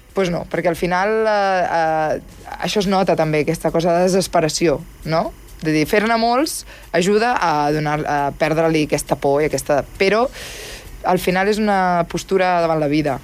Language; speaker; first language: Catalan; native; Catalan